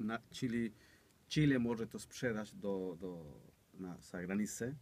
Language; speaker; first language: Polish; non-native, learner; Spanish